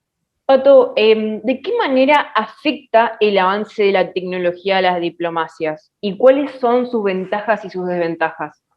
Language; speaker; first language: Spanish; native; Spanish